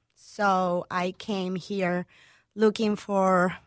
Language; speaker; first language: English; non-native, fluent; Spanish